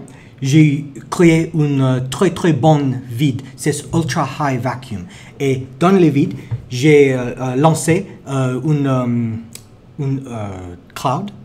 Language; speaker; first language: French; non-native, learner; English